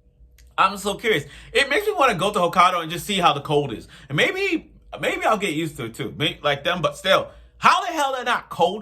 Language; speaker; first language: English; native; English